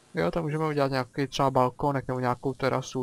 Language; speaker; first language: Czech; native; Czech